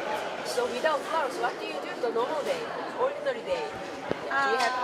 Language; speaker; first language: English; non-native, learner; Korean